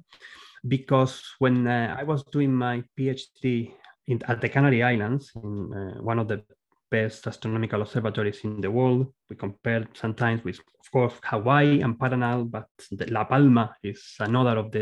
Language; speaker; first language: English; non-native, fluent; Spanish